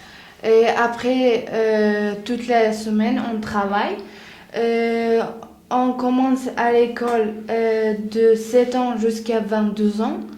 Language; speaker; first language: French; non-native, learner; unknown